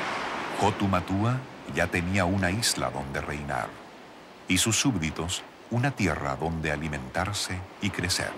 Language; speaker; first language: Spanish; native; Spanish